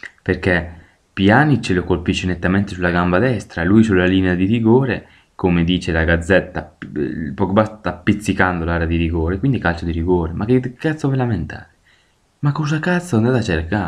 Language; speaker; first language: Italian; native; Italian